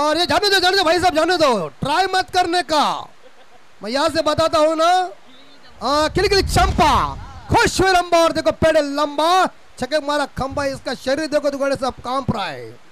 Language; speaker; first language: Hindi; non-native, local second language; Marathi